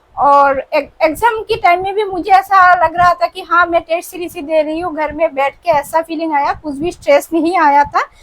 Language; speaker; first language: Hindi; non-native, local second language; Bangla